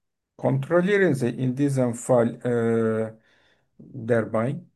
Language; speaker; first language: German; non-native, fluent; Turkish